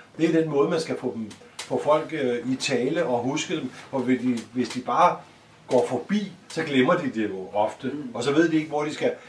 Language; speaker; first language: Danish; native; Danish